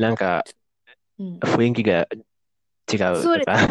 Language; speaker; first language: Japanese; non-native, fluent; Indonesian